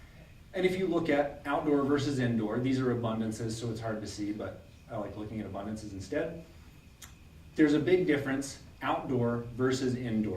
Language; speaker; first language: English; native; English